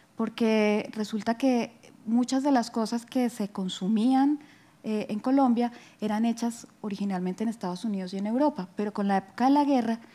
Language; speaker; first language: Spanish; native; Spanish